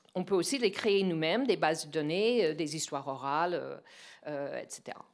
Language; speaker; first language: French; non-native, fluent; English